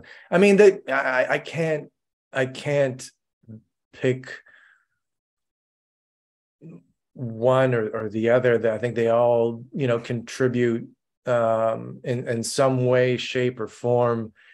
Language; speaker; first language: English; native; English